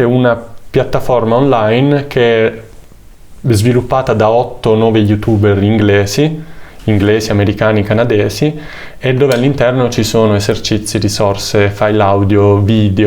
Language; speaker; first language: Italian; native; Italian